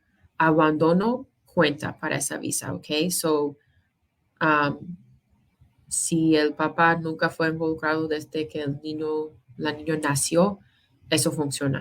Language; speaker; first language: Spanish; non-native, fluent; English